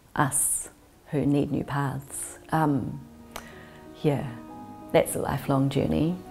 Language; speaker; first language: English; native; English